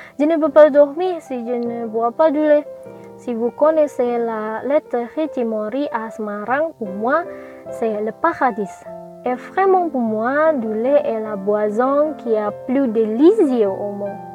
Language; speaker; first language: French; non-native, learner; Indonesian